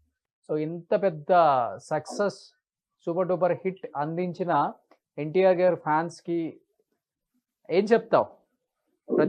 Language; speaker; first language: Telugu; native; Telugu